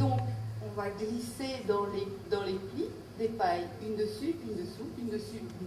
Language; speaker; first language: French; native; French